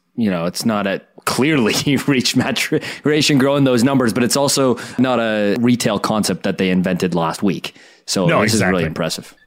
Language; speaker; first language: English; native; English